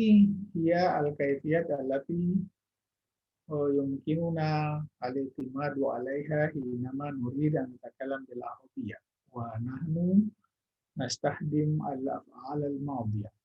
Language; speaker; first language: Arabic; non-native, fluent; Indonesian